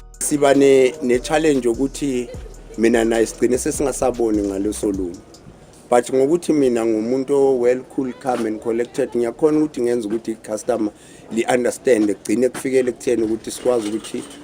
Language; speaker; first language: Zulu; non-native, local second language; South Ndebele